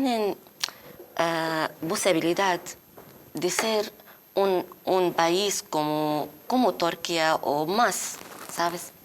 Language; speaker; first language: Spanish; non-native, learner; Arabic